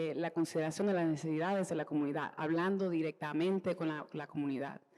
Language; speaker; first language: Spanish; early bilingual, heritage; Spanish